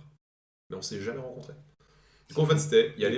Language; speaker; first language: French; native; French